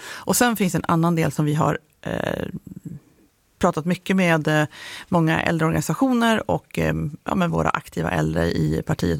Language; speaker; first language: Swedish; native; Swedish